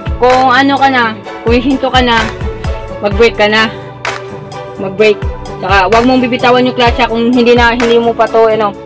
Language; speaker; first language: Filipino; non-native, local second language; Cebuano